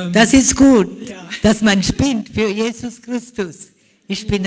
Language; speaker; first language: German; non-native, learner; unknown